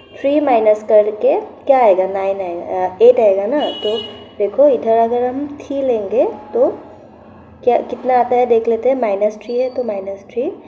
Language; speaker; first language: Hindi; non-native, local second language; Assamese